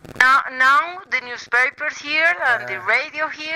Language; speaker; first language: English; non-native, learner; Spanish